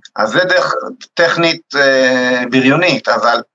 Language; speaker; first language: Hebrew; native; Hebrew